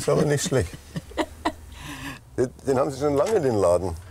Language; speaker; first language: German; native; German